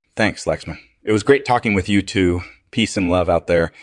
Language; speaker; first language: English; native; English